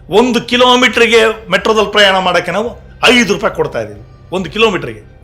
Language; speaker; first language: Kannada; native; Kannada